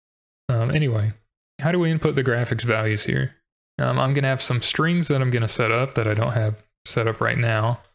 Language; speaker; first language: English; native; English